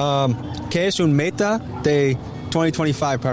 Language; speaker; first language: Spanish; non-native, learner; English